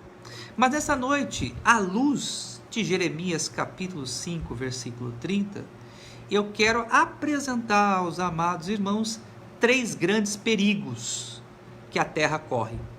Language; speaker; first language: Portuguese; native; Portuguese